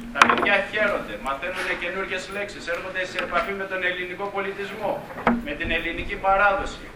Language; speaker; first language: Greek; native; Greek